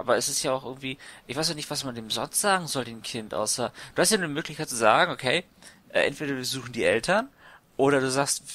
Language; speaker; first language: German; native; German